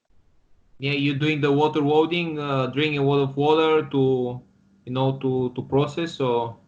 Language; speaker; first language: English; non-native, learner; Japanese